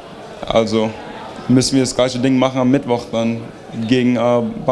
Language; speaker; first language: German; early bilingual, heritage; German